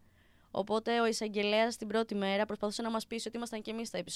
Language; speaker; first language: Greek; native; Greek